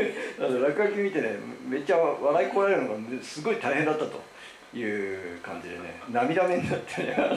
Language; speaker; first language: Japanese; native; Japanese